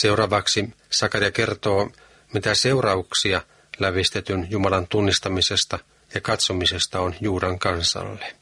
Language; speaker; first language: Finnish; native; Finnish